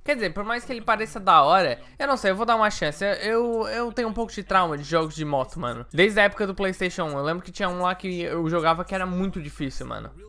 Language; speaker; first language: Portuguese; native; Portuguese